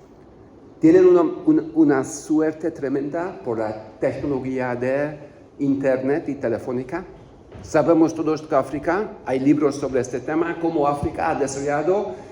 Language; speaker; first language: Spanish; non-native, learner; Hungarian